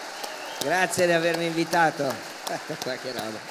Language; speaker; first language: Italian; native; Italian